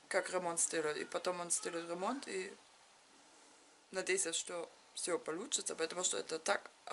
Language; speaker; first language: Russian; non-native, fluent; German